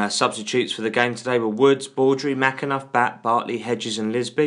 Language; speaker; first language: English; native; English